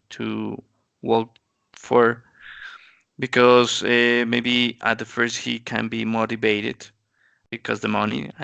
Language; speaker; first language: English; non-native, learner; Spanish